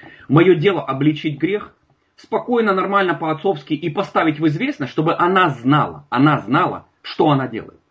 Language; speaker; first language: Russian; native; Russian